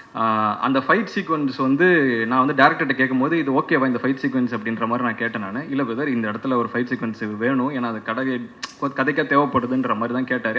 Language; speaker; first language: Tamil; native; Tamil